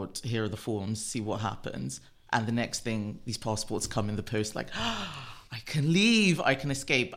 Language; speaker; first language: English; non-native, local second language; Yoruba